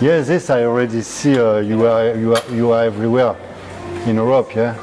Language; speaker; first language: English; non-native, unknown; French